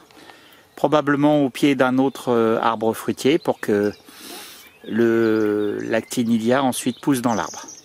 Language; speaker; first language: French; native; French